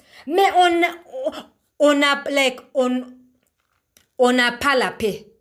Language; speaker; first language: French; non-native, learner; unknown